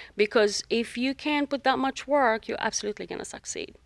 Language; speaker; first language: English; non-native, fluent; Arabic